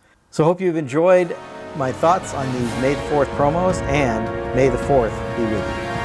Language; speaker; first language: English; native; English